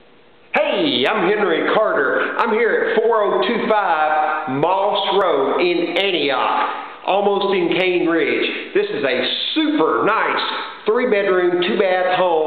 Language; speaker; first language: English; native; English